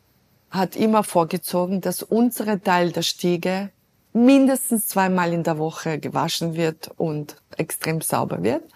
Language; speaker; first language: German; non-native, fluent; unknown